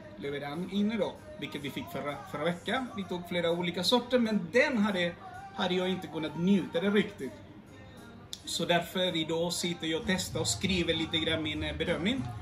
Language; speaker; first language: Swedish; non-native, fluent; Spanish